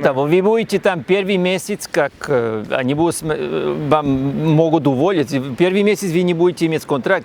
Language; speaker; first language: Russian; non-native, learner; Spanish